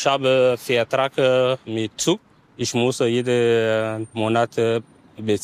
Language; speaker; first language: German; non-native, learner; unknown